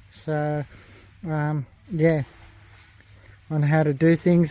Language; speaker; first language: English; native; English